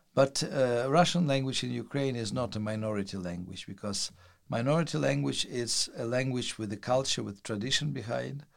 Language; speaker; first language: English; non-native, fluent; Russian